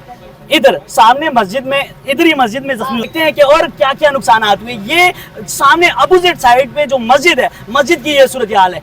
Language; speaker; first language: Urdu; non-native, local second language; Pashto